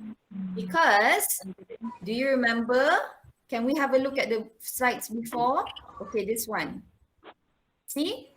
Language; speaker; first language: English; non-native, local second language; Malay